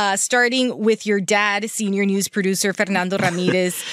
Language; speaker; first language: English; early bilingual, other home language; Spanish